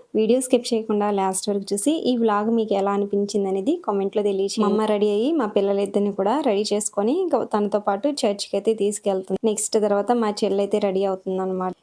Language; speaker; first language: Telugu; non-native, local second language; Lambadi